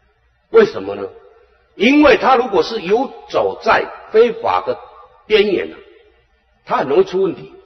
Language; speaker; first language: Chinese; native; Chinese